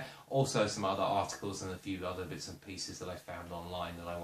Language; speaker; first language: English; native; English